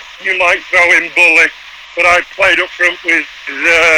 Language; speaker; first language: English; native; English